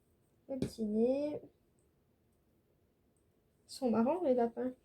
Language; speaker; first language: French; native; French